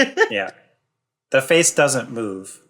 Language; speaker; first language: English; native; English